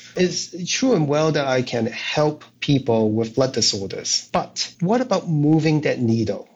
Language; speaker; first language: English; non-native, local second language; Cantonese